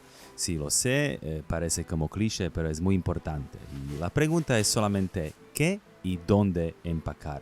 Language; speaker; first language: Spanish; non-native, learner; Slovak